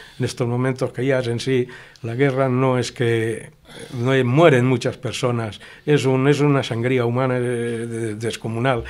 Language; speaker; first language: Spanish; native; Spanish